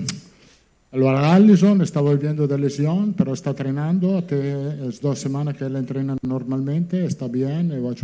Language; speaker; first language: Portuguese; non-native, learner; Italian